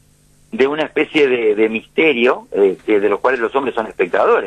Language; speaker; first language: Spanish; native; Spanish